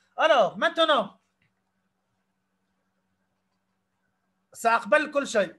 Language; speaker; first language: French; non-native, fluent; Arabic